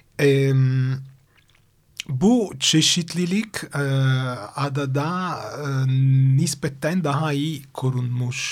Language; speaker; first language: Turkish; non-native, fluent; Italian